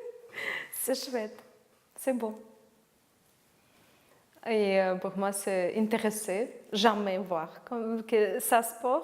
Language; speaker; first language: French; non-native, learner; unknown